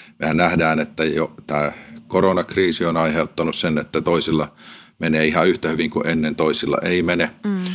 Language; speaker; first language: Finnish; native; Finnish